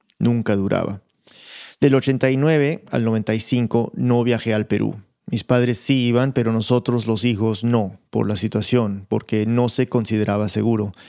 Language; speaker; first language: Spanish; early bilingual, heritage; Spanish